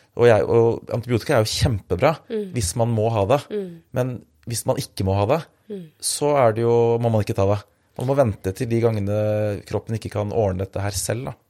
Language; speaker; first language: Norwegian; native; Norwegian